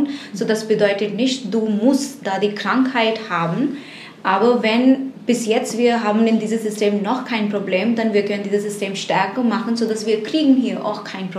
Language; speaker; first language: German; non-native, fluent; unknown